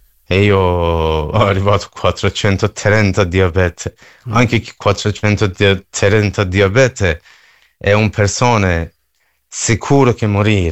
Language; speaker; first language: Italian; non-native, learner; Persian